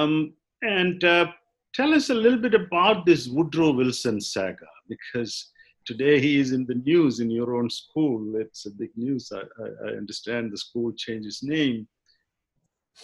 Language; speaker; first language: English; non-native, local second language; Malayalam